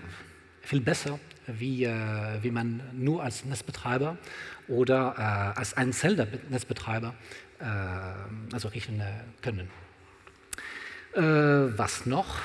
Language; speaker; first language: German; non-native, learner; French